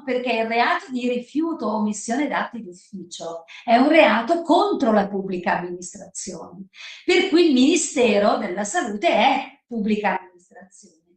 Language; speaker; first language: Italian; native; Italian